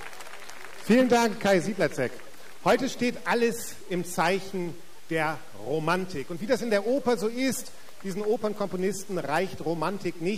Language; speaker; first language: German; native; German